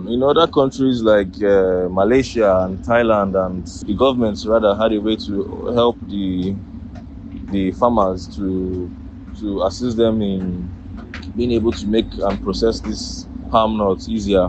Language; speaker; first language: English; non-native, local second language; Igbo